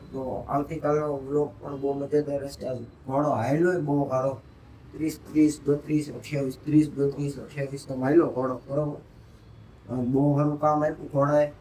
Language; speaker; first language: Gujarati; native; Gujarati